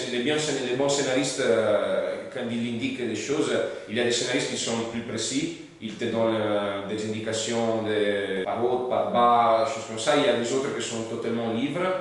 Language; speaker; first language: French; non-native, learner; Italian